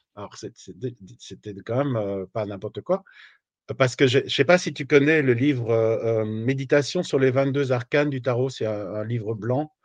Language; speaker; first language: French; native; French